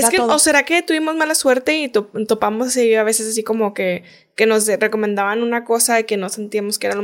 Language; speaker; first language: Spanish; native; Spanish